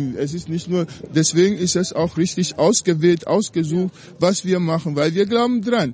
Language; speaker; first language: German; non-native, fluent; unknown